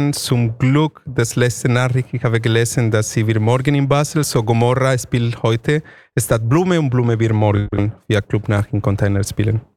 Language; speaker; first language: German; non-native, fluent; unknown